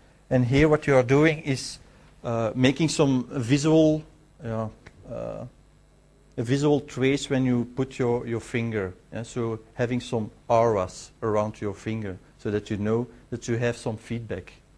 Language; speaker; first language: English; non-native, fluent; Dutch